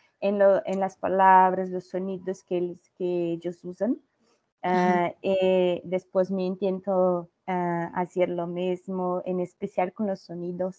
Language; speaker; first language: Spanish; non-native, learner; Portuguese